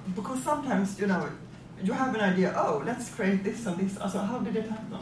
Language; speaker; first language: English; non-native, fluent; Swedish